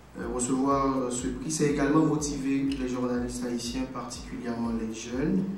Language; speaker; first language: French; non-native, local second language; Haitian Creole